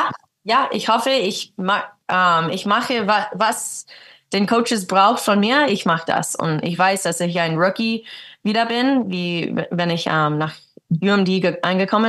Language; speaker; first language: German; early bilingual, heritage; English